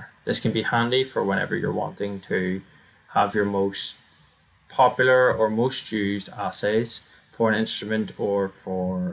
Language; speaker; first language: English; native; English